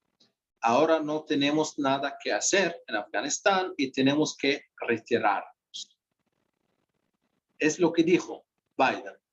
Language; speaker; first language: Spanish; non-native, fluent; Arabic